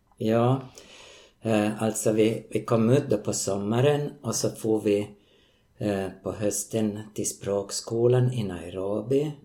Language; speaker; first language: Swedish; native; Swedish